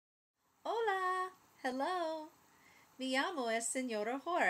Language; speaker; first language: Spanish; non-native, learner; English